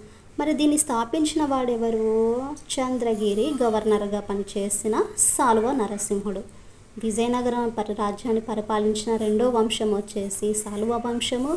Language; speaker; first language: Telugu; native; Telugu